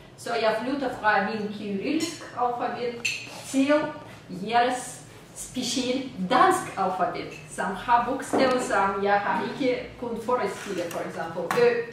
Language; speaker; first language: Danish; non-native, fluent; Russian